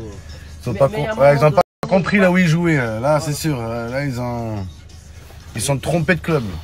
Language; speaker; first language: French; native; French